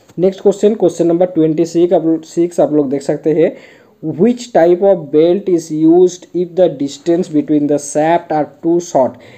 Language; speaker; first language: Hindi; non-native, local second language; Bangla